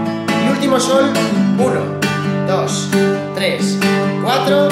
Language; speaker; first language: Spanish; native; Spanish